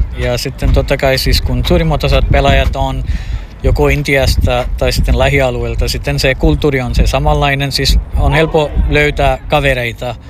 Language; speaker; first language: Finnish; non-native, fluent; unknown